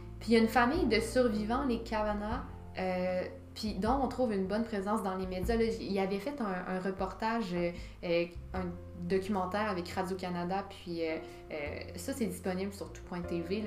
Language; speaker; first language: French; native; French